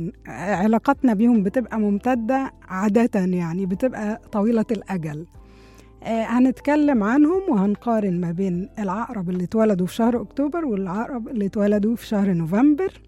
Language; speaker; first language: Arabic; native; Arabic